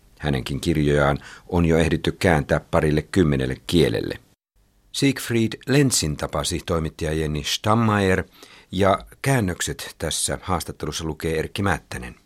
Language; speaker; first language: Finnish; native; Finnish